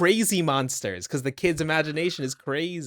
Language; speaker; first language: English; native; English